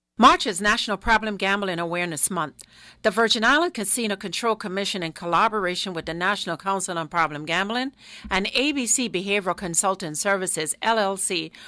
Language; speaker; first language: English; native; English